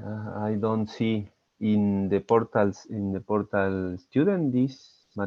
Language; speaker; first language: English; non-native, learner; Spanish